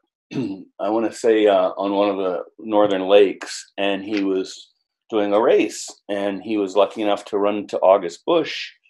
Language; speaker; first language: English; native; English